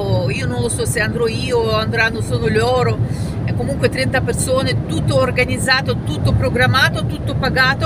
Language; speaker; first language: Italian; non-native, fluent; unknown